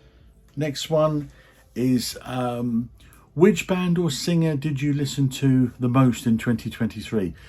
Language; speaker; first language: English; native; English